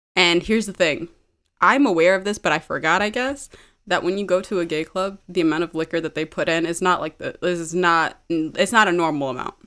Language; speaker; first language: English; early bilingual, other home language; Amharic